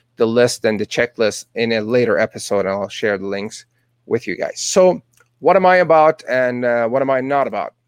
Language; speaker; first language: English; non-native, fluent; Persian